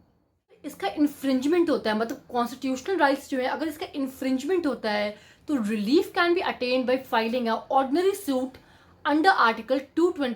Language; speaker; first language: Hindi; native; Hindi